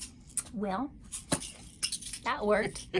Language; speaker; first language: English; native; English